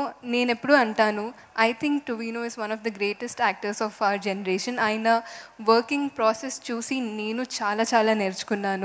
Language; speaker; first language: Telugu; non-native, fluent; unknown